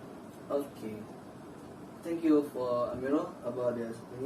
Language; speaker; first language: English; non-native, local second language; Malay